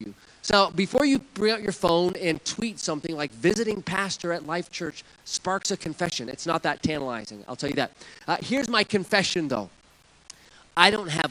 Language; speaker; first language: English; native; English